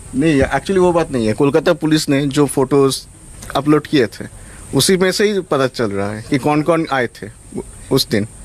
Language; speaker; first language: Hindi; non-native, local second language; Bangla